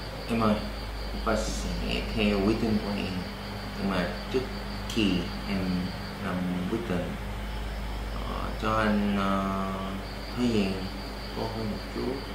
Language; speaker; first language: Vietnamese; non-native, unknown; Korean